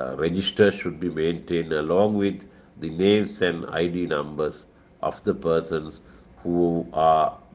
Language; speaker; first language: English; non-native, local second language; Sinhala